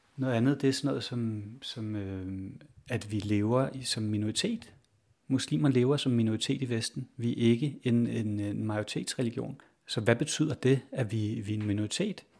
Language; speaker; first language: Danish; native; Danish